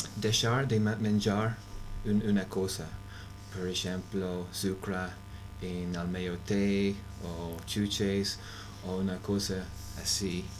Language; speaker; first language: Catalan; non-native, learner; English